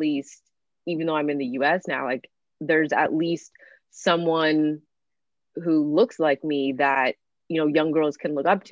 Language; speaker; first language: English; native; English